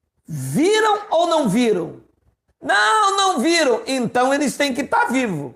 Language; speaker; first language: Portuguese; native; Portuguese